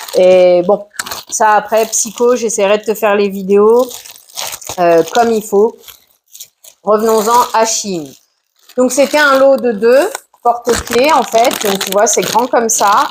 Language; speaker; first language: French; native; French